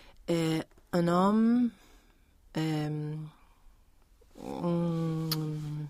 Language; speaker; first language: French; non-native, learner; Swedish